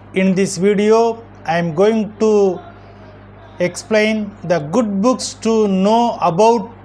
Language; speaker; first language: English; non-native, local second language; Tamil